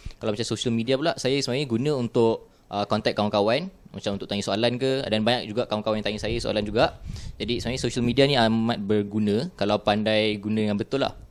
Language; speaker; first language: Malay; native; Malay